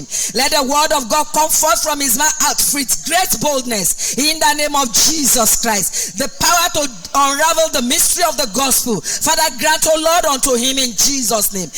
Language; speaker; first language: English; non-native, local second language; Yoruba